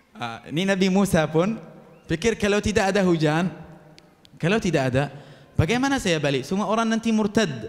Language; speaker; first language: Malay; non-native, fluent; Arabic